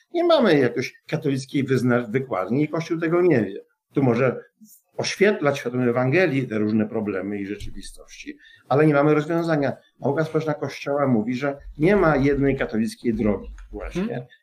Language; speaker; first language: Polish; native; Polish